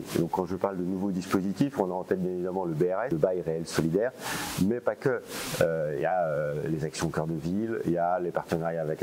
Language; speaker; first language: French; native; French